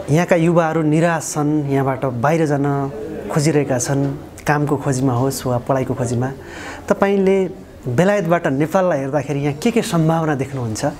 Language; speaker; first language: Nepali; native; Nepali